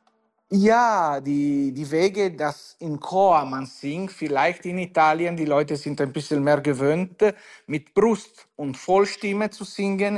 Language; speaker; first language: German; non-native, fluent; Italian